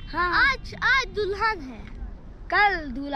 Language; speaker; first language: Hindi; non-native, local second language; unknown